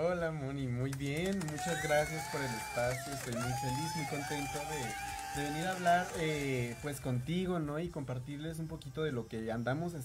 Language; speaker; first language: Spanish; native; Spanish